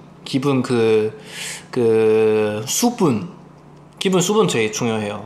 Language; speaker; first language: Korean; non-native, fluent; Chinese